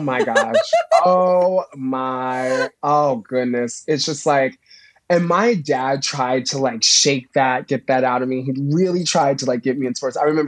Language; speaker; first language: English; native; English